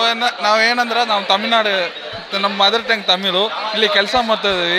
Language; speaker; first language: Kannada; non-native, learner; Tamil